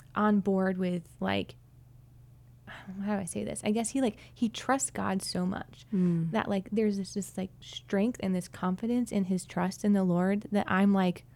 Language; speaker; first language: English; native; English